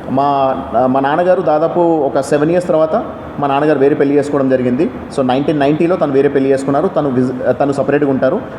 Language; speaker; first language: Telugu; native; Telugu